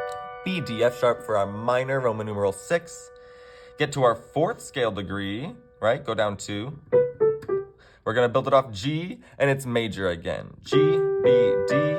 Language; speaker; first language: English; native; English